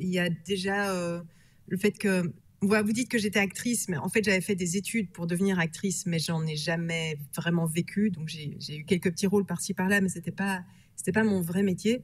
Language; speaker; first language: French; native; French